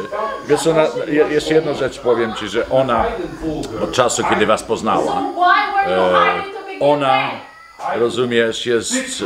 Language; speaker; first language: Polish; early bilingual, heritage; Polish